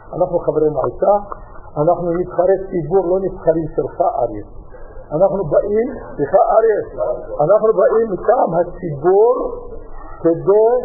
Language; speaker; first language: Hebrew; native; Hebrew